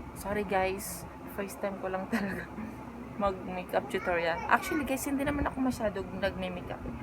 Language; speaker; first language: Filipino; native; Filipino